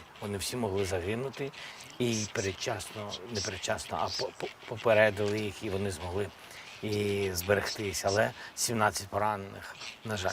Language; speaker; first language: Ukrainian; non-native, local second language; Russian